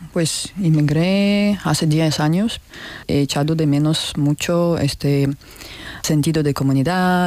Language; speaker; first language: Spanish; non-native, fluent; Russian